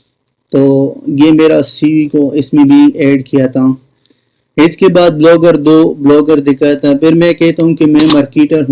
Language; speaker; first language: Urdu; non-native, local second language; Pashto